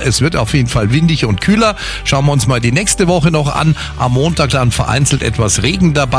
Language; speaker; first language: German; native; German